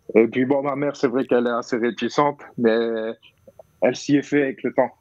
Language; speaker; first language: French; native; French